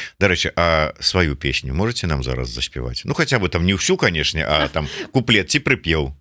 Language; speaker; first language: Belarusian; non-native, local second language; Russian